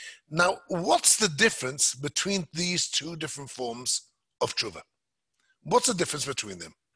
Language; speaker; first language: English; native; English